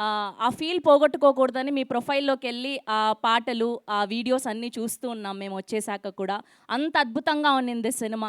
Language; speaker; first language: Telugu; native; Telugu